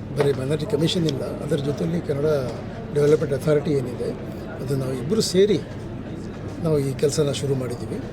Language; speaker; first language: Kannada; non-native, local second language; Urdu